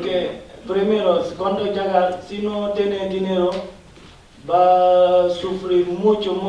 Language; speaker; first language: Spanish; non-native, learner; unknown